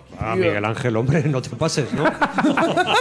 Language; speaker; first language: Spanish; native; Spanish